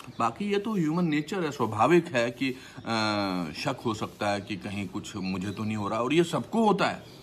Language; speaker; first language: Hindi; native; Hindi